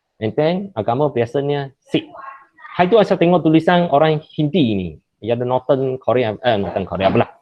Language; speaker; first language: Malay; non-native, local second language; Chinese